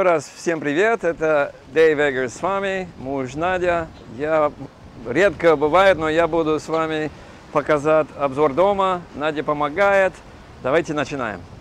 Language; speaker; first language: Russian; non-native, learner; English